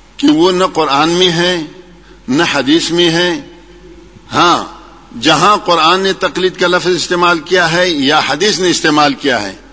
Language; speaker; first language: Urdu; non-native, local second language; Pashto